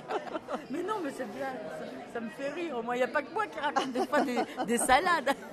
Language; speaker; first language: French; native; French